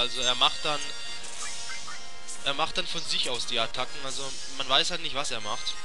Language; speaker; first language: German; native; German